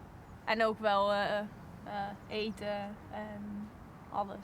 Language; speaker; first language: Dutch; non-native, fluent; Italian